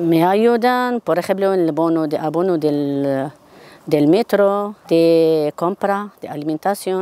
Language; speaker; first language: Spanish; non-native, learner; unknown